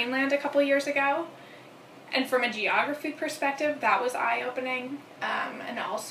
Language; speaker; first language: English; native; English